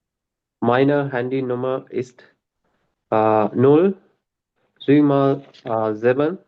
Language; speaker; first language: German; non-native, learner; Sinhala